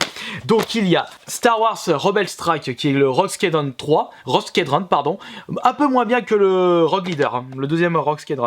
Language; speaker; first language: French; native; French